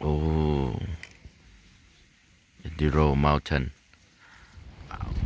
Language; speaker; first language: English; non-native, learner; Lao